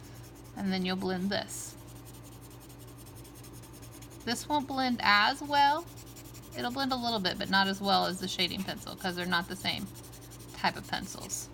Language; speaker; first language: English; native; English